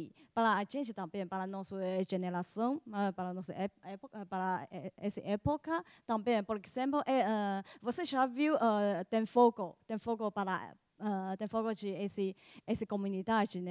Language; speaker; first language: Portuguese; non-native, learner; Chinese